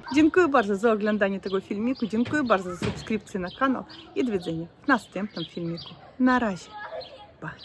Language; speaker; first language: Polish; non-native, learner; Russian